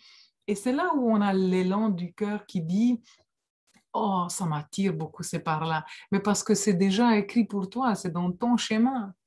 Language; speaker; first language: French; non-native, fluent; Romanian